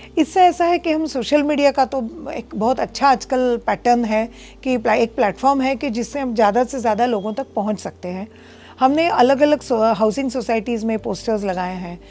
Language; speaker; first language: Hindi; non-native, local second language; Marathi